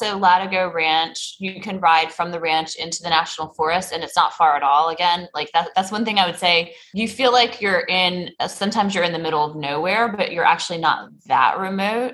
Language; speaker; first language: English; native; English